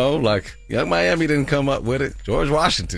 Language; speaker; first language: English; native; English